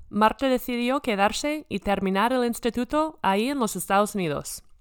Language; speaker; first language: Spanish; non-native, fluent; English